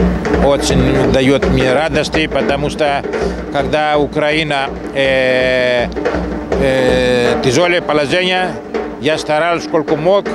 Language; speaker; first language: Russian; non-native, learner; Greek